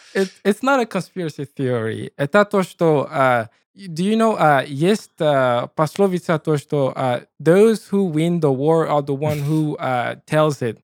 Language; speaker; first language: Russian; non-native, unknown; English